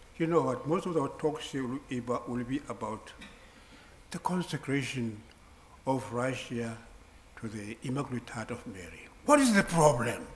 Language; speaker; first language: English; non-native, local second language; Southern Sotho